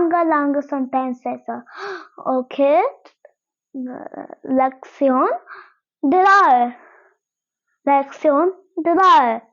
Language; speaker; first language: German; non-native, learner; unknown